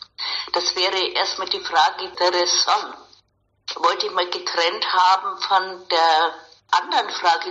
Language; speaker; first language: German; native; German